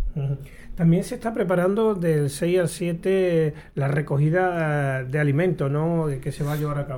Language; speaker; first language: Spanish; native; Spanish